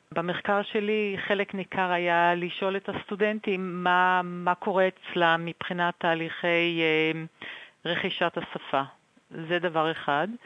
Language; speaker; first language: Hebrew; native; Hebrew